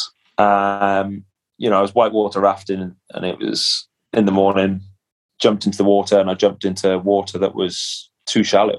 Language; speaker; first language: English; native; English